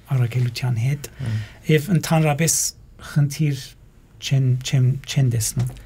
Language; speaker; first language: Armenian; early bilingual, heritage; Armenian